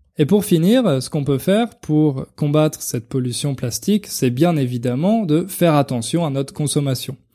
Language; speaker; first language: French; native; French